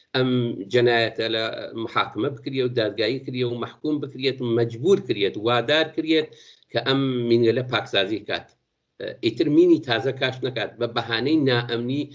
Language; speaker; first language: Central Kurdish; non-native, local second language; Southern Kurdish